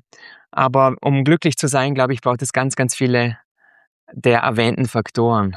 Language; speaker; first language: German; native; German